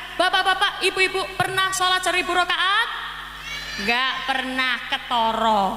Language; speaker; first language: Indonesian; non-native, local second language; Javanese